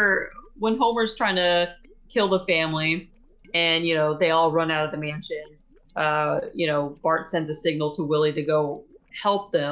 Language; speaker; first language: English; native; English